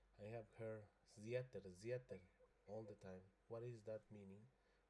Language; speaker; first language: English; non-native, learner; Spanish